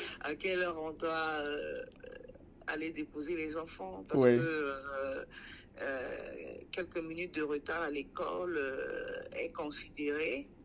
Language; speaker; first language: French; non-native, local second language; Sango